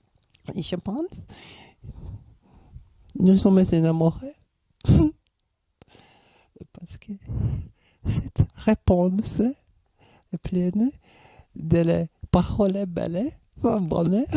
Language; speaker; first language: French; non-native, learner; German